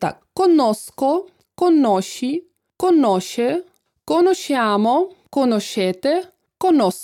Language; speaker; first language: Italian; non-native, fluent; Russian